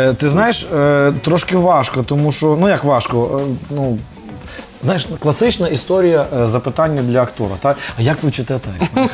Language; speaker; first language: Ukrainian; native; Ukrainian